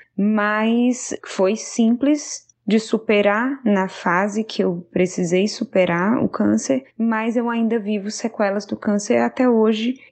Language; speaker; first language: Portuguese; native; Portuguese